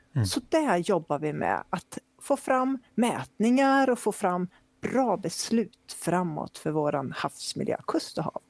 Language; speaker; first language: Swedish; native; Swedish